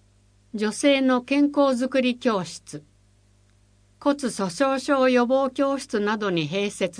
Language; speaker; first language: Japanese; native; Japanese